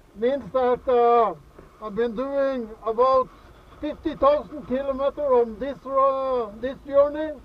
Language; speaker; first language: English; non-native, fluent; Norwegian